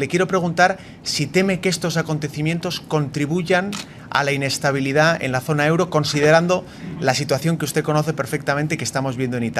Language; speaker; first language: Spanish; native; Spanish